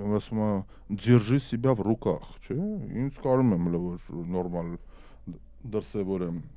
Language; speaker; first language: Armenian; native; Armenian